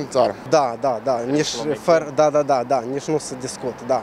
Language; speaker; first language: Romanian; native; Romanian